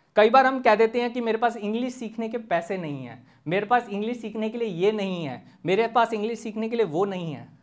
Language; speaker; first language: Hindi; native; Hindi